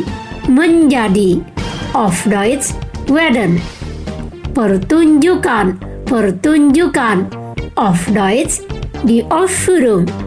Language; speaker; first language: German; non-native, fluent; Indonesian